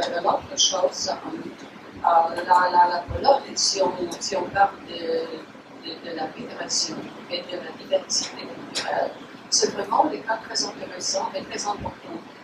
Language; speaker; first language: French; non-native, fluent; Polish